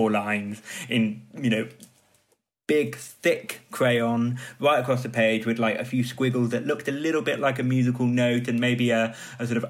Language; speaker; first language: English; native; English